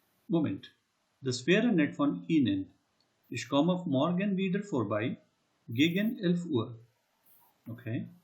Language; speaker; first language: German; non-native, learner; Hindi